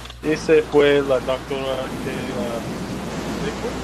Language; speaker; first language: Spanish; non-native, learner; English